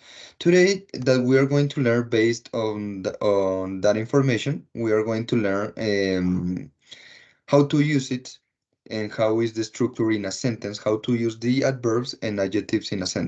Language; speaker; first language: English; non-native, fluent; Spanish